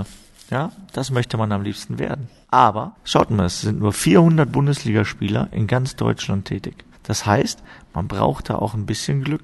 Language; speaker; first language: German; native; German